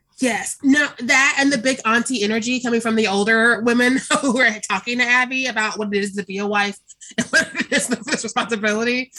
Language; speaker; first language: English; native; English